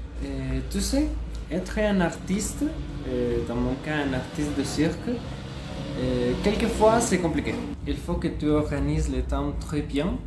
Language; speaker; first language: French; non-native, fluent; Spanish